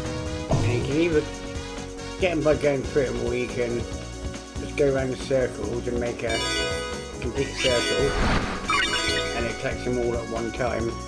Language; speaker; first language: English; native; English